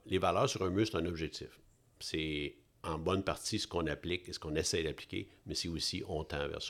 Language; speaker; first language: French; native; French